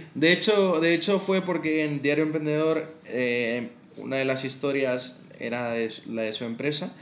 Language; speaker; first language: Spanish; native; Spanish